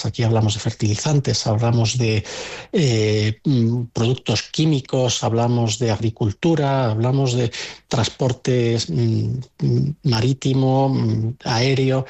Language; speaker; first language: Spanish; native; Spanish